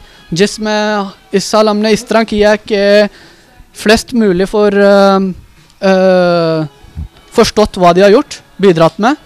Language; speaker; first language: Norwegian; early bilingual, other home language; Urdu